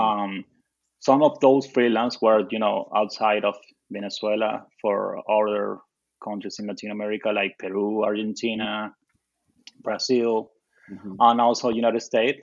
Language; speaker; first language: English; non-native, fluent; Spanish